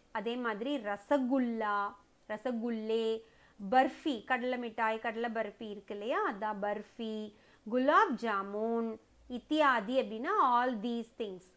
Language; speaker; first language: Tamil; native; Tamil